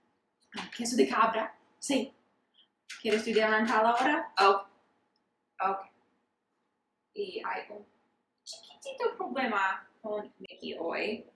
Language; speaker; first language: Spanish; non-native, learner; English